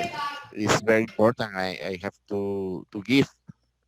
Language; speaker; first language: English; non-native, learner; Spanish